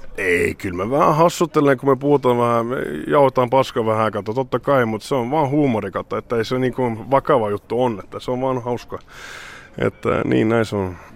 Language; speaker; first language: Finnish; early bilingual, heritage; Swedish